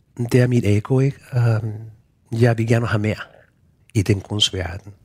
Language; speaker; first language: Danish; non-native, fluent; Spanish